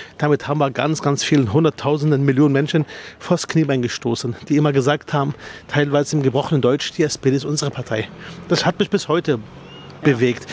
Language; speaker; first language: German; early bilingual, other home language; Arabic